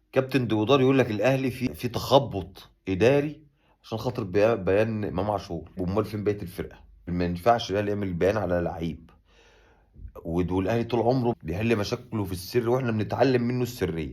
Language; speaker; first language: Arabic; native; Arabic